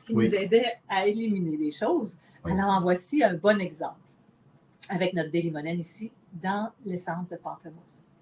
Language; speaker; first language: French; native; French